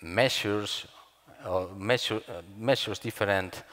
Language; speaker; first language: English; non-native, fluent; Spanish